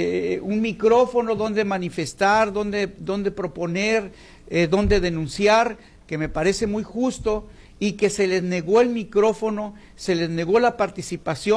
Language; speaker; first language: Spanish; native; Spanish